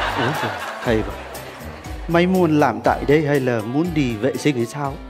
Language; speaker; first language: Vietnamese; non-native, fluent; Turkish